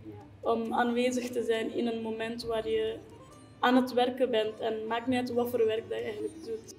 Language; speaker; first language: Dutch; non-native, fluent; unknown